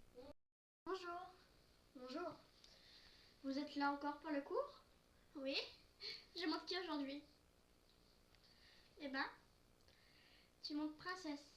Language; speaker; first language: French; native; French